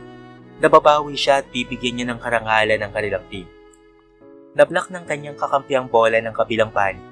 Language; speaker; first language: Filipino; native; Filipino